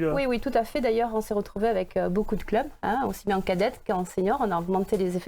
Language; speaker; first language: French; native; French